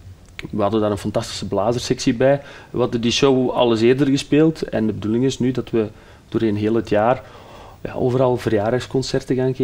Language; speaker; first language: Dutch; native; Dutch